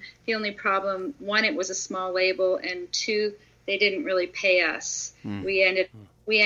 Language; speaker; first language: English; native; English